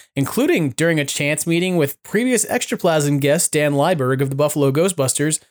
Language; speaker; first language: English; native; English